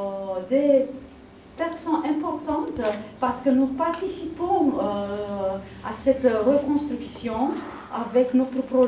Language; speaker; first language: French; non-native, fluent; Italian